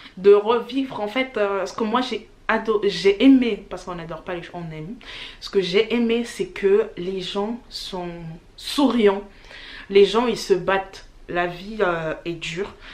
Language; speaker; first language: French; early bilingual, other home language; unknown